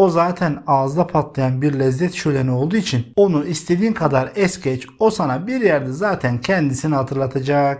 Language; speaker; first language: Turkish; native; Turkish